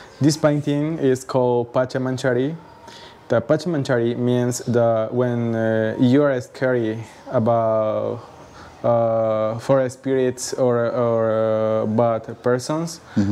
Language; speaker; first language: English; non-native, learner; Spanish